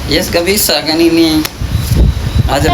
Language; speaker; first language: Indonesian; non-native, learner; Urdu